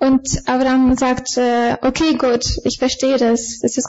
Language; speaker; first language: German; non-native, fluent; Bulgarian